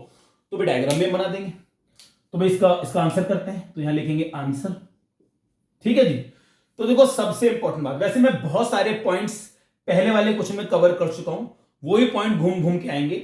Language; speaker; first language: Hindi; native; Hindi